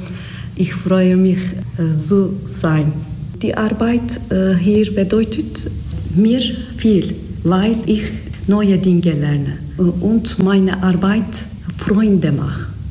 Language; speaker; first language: German; non-native, learner; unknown